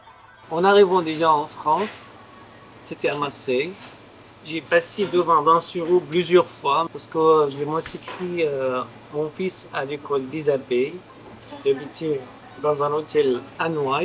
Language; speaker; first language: French; non-native, fluent; Arabic